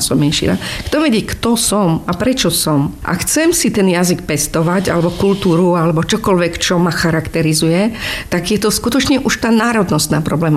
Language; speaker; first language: Slovak; non-native, local second language; Romany